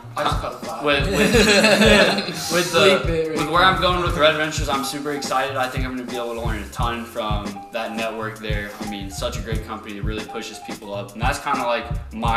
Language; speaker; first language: English; native; English